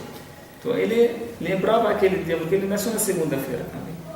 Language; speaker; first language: Portuguese; non-native, fluent; Arabic